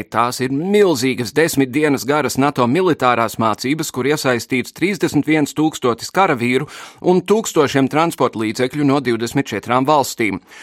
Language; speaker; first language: Latvian; early bilingual, heritage; Latvian